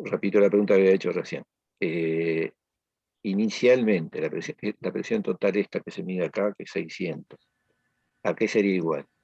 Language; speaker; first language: Spanish; native; Spanish